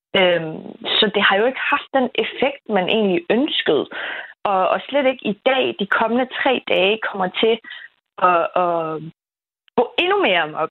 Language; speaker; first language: Danish; early bilingual, other home language; Kurdish